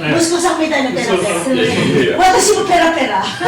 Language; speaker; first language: Japanese; non-native, learner; Filipino